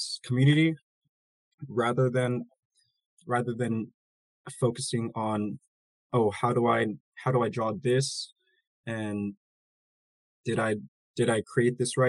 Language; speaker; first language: English; native; English